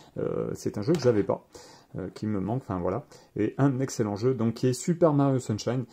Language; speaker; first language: French; native; French